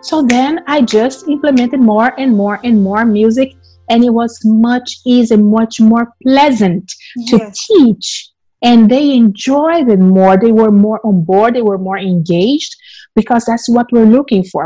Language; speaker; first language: English; non-native, fluent; Portuguese